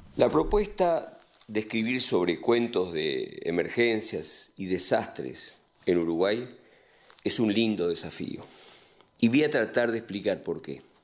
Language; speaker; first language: Spanish; native; Spanish